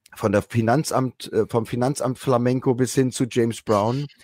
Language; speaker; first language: German; native; German